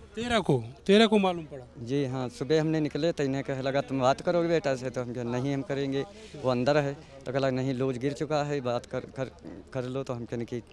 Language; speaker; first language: Hindi; native; Hindi